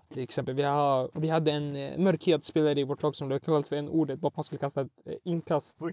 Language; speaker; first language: Swedish; early bilingual, other home language; Arabic